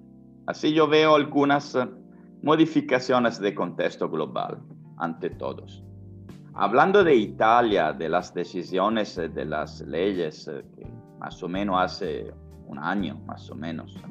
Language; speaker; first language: Spanish; non-native, fluent; Italian